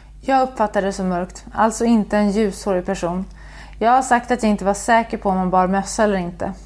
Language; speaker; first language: Swedish; native; Swedish